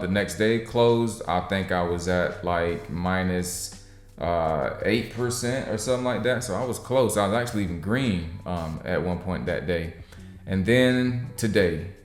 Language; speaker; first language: English; native; English